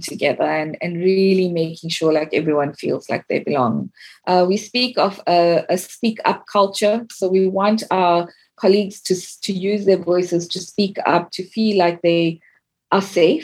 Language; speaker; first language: English; native; English